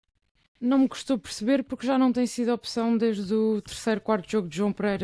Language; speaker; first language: Portuguese; native; Portuguese